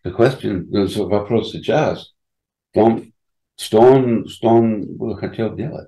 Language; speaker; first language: Russian; non-native, fluent; English